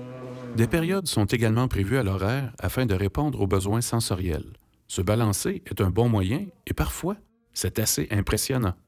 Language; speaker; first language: French; native; French